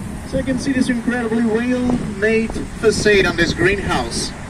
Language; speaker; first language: English; non-native, fluent; Portuguese